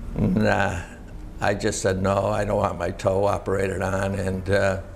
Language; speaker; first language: English; native; English